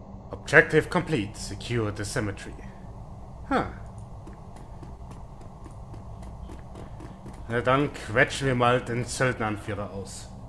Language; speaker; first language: German; native; German